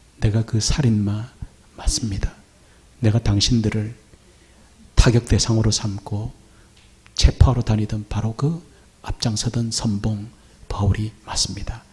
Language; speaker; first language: Korean; native; Korean